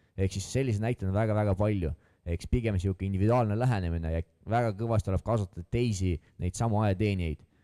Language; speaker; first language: Estonian; non-native, local second language; Russian